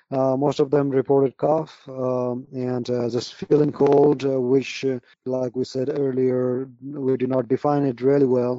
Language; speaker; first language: English; non-native, local second language; Nepali